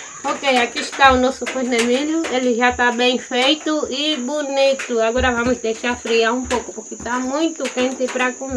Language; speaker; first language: Portuguese; non-native, local second language; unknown